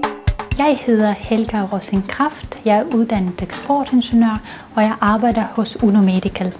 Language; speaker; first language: Danish; non-native, fluent; Belarusian